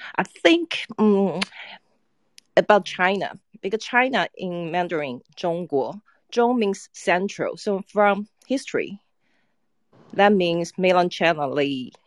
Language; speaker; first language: English; non-native, fluent; Chinese